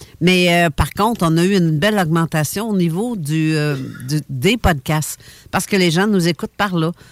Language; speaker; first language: French; native; French